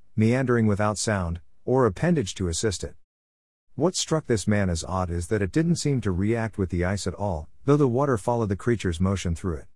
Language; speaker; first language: English; native; English